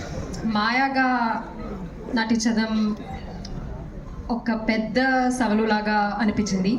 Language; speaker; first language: Telugu; non-native, learner; Malayalam